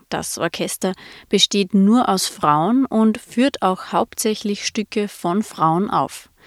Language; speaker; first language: German; native; German